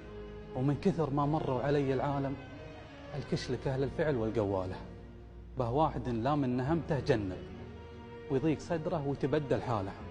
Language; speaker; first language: Arabic; native; Arabic